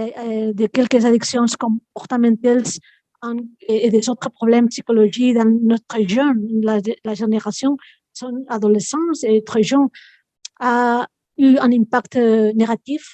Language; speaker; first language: French; non-native, fluent; Spanish